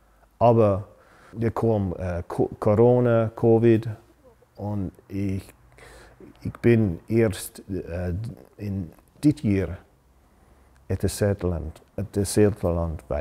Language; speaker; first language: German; non-native, fluent; English